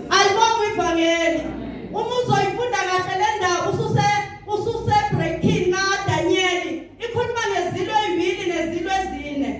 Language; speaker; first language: Zulu; non-native, local second language; Southern Sotho